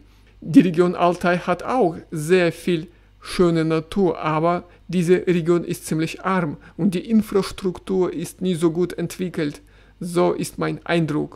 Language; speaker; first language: German; non-native, fluent; Russian